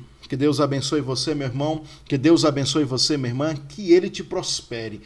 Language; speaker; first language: Portuguese; native; Portuguese